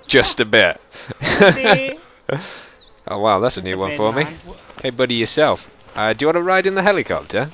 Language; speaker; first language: English; native; English